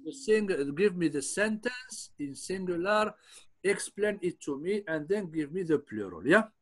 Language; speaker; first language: English; non-native, fluent; Arabic